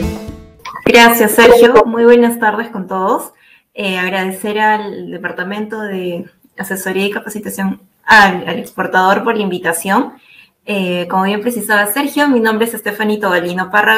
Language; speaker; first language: Spanish; native; Spanish